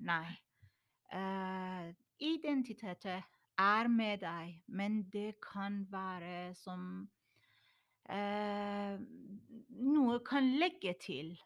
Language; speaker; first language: Norwegian; non-native, learner; Persian